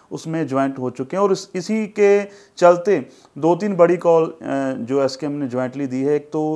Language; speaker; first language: Hindi; non-native, local second language; Punjabi